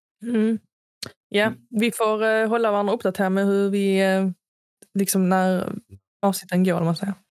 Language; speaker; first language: Swedish; early bilingual, other home language; Arabic